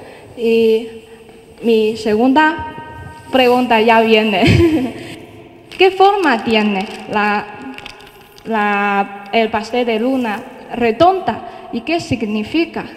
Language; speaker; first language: Spanish; non-native, fluent; Chinese